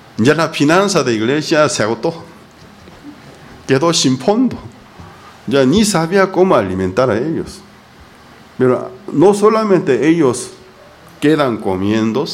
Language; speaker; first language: Spanish; non-native, fluent; Korean